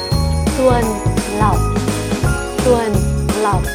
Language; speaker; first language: Vietnamese; early bilingual, heritage; Vietnamese